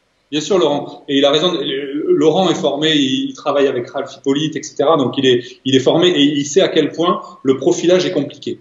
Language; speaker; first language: French; native; French